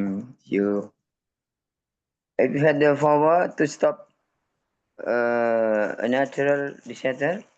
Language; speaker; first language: English; non-native, learner; Indonesian